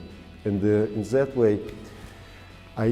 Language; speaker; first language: English; non-native, learner; Russian